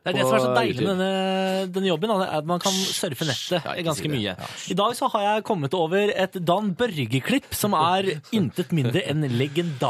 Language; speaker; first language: Norwegian; native; Norwegian